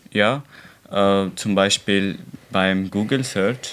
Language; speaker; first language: German; non-native, learner; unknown